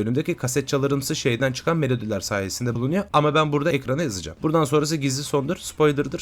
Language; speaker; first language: Turkish; native; Turkish